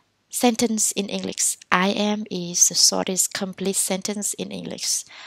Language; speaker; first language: English; non-native, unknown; Vietnamese